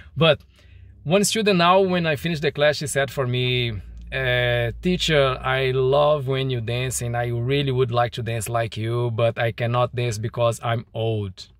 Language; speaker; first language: English; non-native, learner; Portuguese